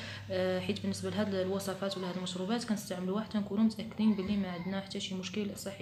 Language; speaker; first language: Arabic; native; Arabic